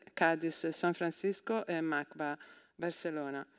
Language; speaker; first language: English; non-native, fluent; Italian